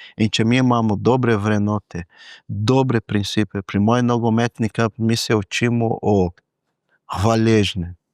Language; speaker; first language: Slovenian; non-native, fluent; Portuguese